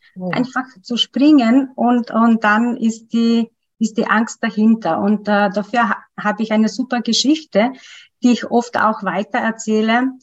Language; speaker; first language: German; non-native, fluent; Macedonian